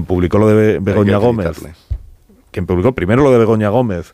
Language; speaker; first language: Spanish; native; Spanish